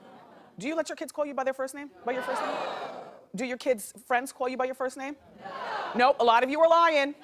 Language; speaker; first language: English; native; English